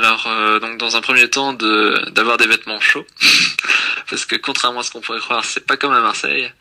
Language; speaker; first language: French; native; French